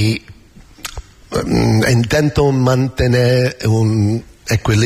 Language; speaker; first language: Spanish; non-native, learner; English